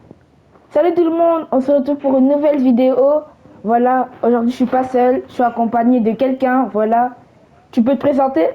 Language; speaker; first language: French; native; French